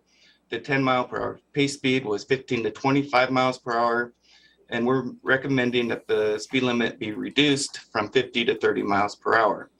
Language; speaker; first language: English; native; English